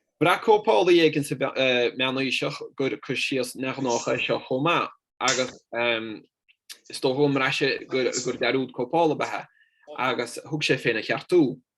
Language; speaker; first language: Irish; non-native, fluent; Italian